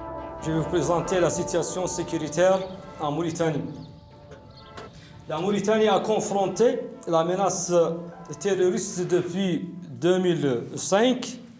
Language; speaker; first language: French; non-native, local second language; Arabic